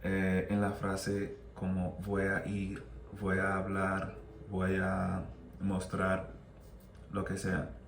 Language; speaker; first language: Spanish; non-native, fluent; English